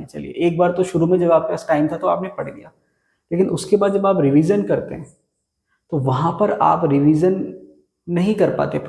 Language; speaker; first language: Hindi; native; Hindi